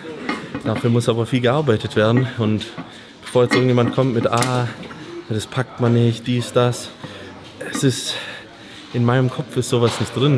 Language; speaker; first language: German; native; German